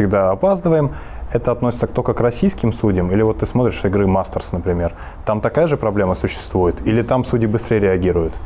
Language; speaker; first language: Russian; native; Russian